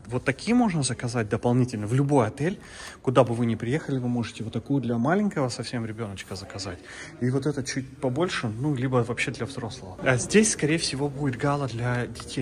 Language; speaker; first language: Russian; native; Russian